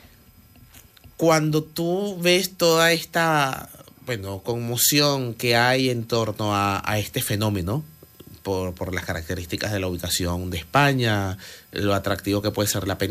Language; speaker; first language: Spanish; native; Spanish